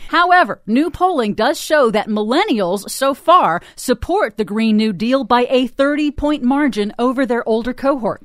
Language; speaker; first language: English; native; English